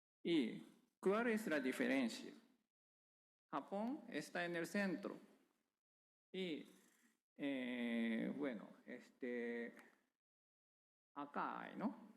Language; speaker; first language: Spanish; non-native, fluent; Japanese